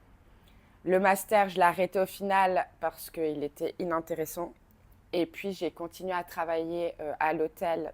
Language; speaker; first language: French; native; French